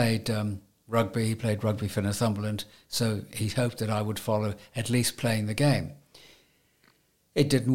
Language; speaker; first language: English; native; English